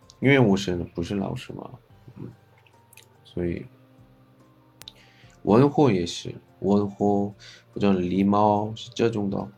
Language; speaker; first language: Chinese; non-native, fluent; Korean